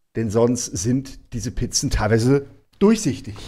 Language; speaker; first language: German; native; German